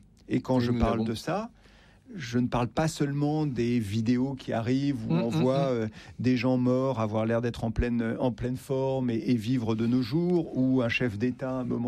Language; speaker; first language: French; native; French